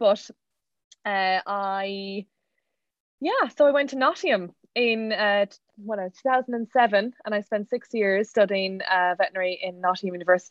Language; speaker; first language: English; native; English